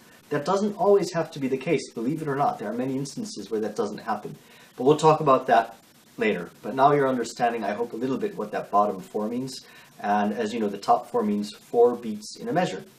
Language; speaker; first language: English; native; English